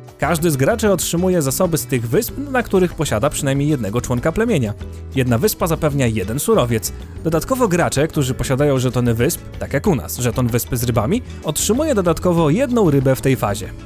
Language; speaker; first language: Polish; native; Polish